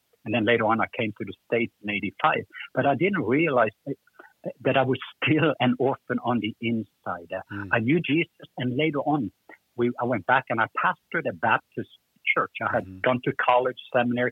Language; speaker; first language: English; non-native, fluent; Norwegian